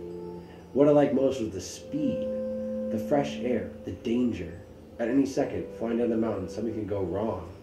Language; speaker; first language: English; native; English